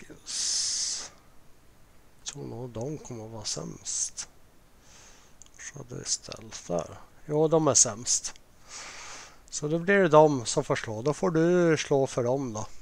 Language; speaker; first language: Swedish; native; Swedish